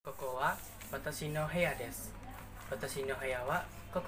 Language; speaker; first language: Japanese; non-native, learner; Indonesian